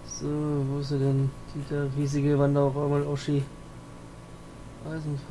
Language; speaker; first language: German; native; German